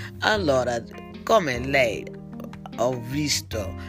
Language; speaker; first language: Italian; non-native, learner; English